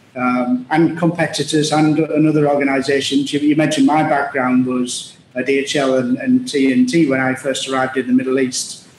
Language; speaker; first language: English; native; English